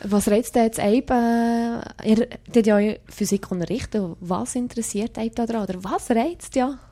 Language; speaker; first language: German; native; German